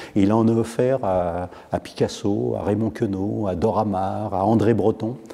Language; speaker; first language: French; native; French